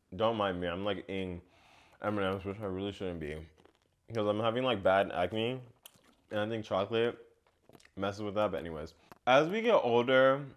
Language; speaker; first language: English; native; English